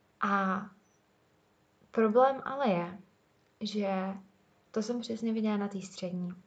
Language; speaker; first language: Czech; native; Czech